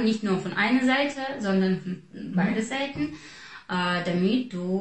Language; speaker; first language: German; non-native, fluent; Russian